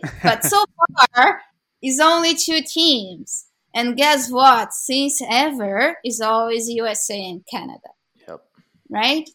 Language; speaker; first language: English; non-native, learner; Portuguese